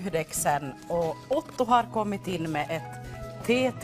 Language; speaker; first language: Swedish; native; Swedish